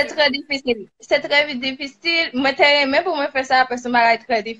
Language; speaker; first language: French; non-native, learner; Haitian Creole